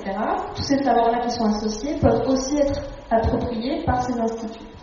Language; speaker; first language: French; native; French